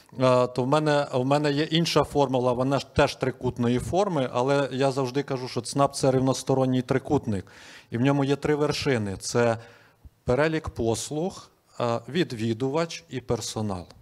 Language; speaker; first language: Ukrainian; native; Ukrainian